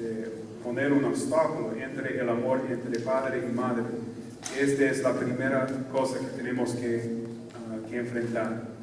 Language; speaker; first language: Spanish; non-native, fluent; English